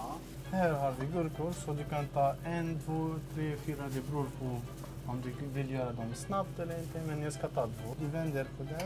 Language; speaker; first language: Swedish; non-native, fluent; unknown